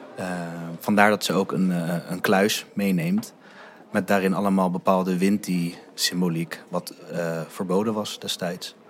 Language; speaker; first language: Dutch; native; Dutch